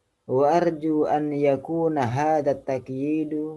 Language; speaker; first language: Arabic; non-native, fluent; Indonesian